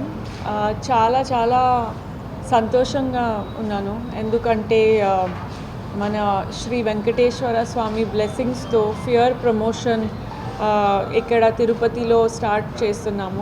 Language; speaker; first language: Telugu; non-native, fluent; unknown